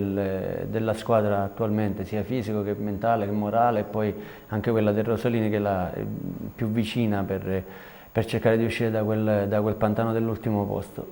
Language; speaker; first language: Italian; native; Italian